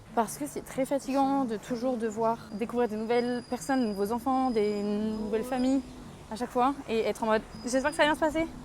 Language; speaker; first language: French; native; French